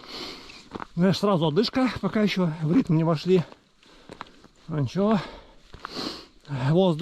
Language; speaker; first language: Russian; native; Russian